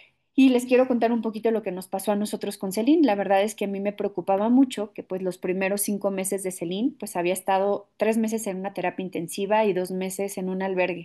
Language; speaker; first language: Spanish; native; Spanish